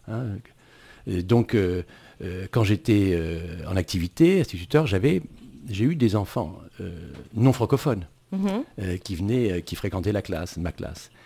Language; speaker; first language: French; native; French